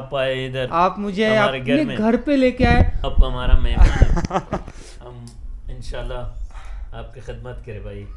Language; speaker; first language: Hindi; non-native, learner; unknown